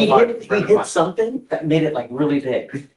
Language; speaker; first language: English; native; English